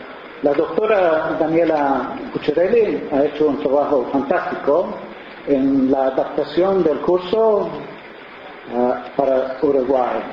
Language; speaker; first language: Spanish; non-native, fluent; English